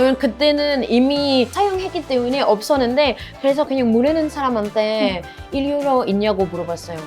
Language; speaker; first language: Korean; non-native, fluent; French